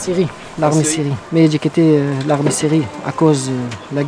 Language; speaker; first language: French; non-native, learner; Arabic